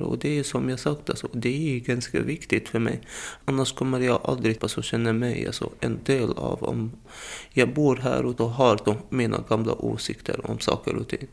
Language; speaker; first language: Swedish; non-native, fluent; Arabic